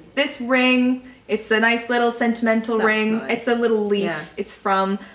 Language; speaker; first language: English; native; English